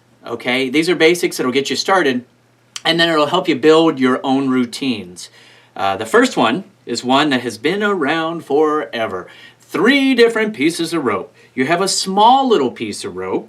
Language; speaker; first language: English; native; English